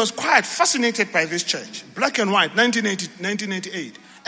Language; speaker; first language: English; non-native, local second language; Zulu